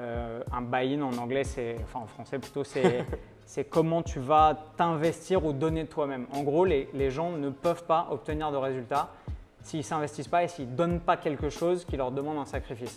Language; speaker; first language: French; native; French